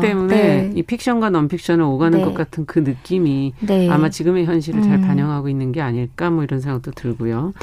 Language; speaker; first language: Korean; native; Korean